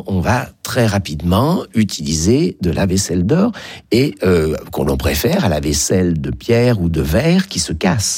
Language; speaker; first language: French; native; French